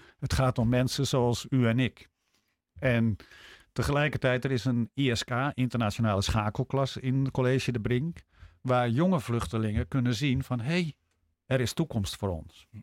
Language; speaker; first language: Dutch; native; Dutch